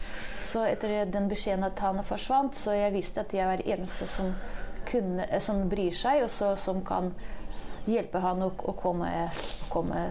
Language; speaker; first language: Swedish; non-native, fluent; Ukrainian